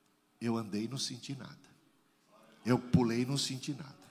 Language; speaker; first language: Portuguese; native; Portuguese